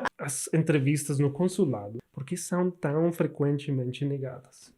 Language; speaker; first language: Portuguese; non-native, learner; Spanish